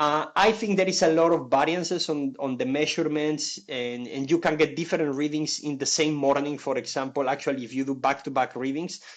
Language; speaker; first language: English; non-native, fluent; Spanish